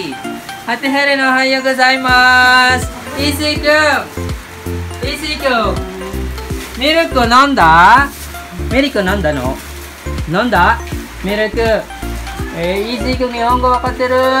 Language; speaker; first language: Japanese; non-native, learner; Filipino